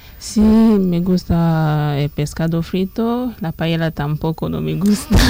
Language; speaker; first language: Spanish; non-native, learner; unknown